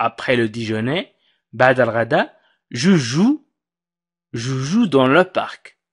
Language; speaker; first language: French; non-native, fluent; Arabic